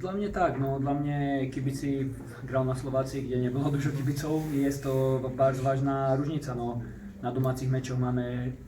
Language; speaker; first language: Polish; non-native, learner; Slovak